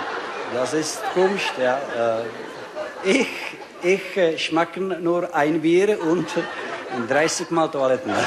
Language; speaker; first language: German; non-native, learner; Czech